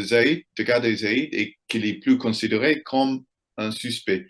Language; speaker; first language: French; non-native, fluent; English